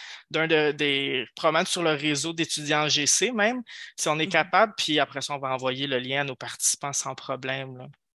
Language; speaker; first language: French; native; French